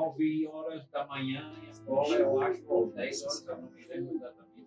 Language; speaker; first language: Portuguese; non-native, fluent; English